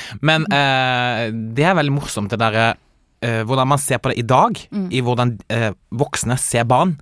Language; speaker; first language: Norwegian; native; Norwegian